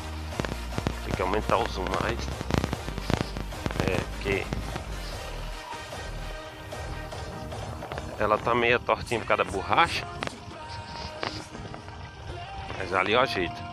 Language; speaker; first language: Portuguese; native; Portuguese